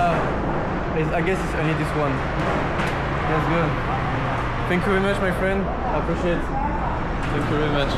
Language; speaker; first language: English; non-native, learner; French